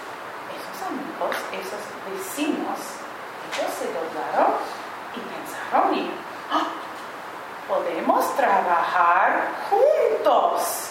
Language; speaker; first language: Spanish; non-native, learner; English